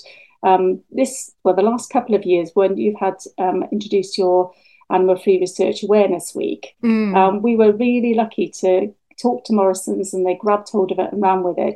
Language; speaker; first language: English; native; English